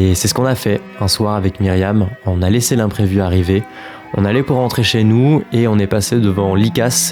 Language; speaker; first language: French; native; French